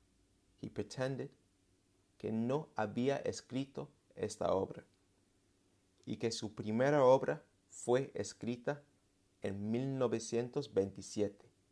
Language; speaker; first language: Spanish; non-native, fluent; English